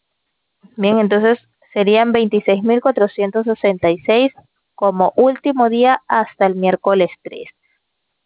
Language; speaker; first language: Spanish; native; Spanish